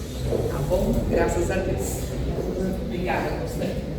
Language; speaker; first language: Portuguese; native; Portuguese